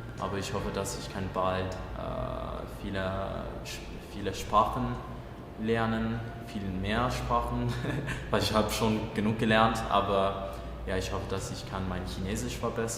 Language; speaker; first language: German; non-native, fluent; English